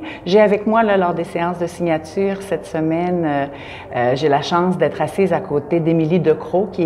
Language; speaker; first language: French; native; French